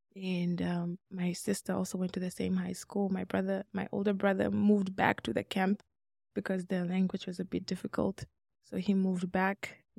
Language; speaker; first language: English; non-native, local second language; Swahili